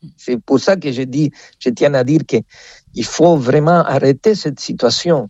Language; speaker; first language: French; non-native, fluent; Spanish